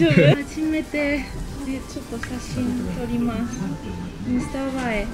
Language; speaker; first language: Japanese; non-native, fluent; Spanish